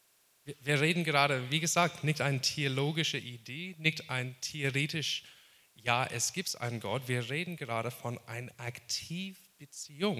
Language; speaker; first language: German; non-native, fluent; English